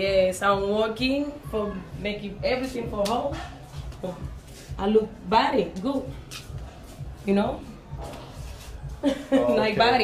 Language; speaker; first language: English; non-native, learner; Spanish